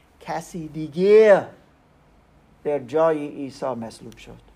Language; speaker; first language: Persian; non-native, learner; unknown